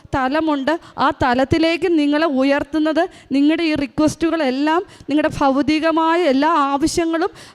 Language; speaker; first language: Malayalam; native; Malayalam